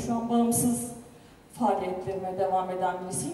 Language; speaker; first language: Turkish; native; Turkish